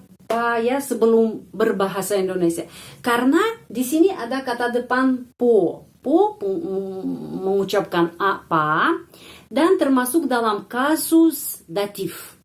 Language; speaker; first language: Indonesian; non-native, fluent; Russian